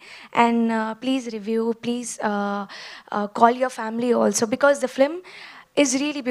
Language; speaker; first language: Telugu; non-native, learner; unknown